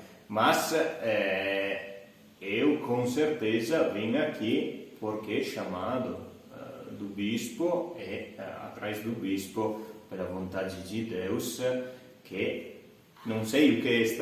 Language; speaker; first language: Portuguese; non-native, fluent; Italian